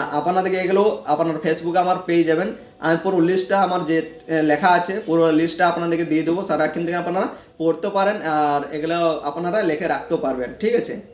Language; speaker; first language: Bangla; non-native, local second language; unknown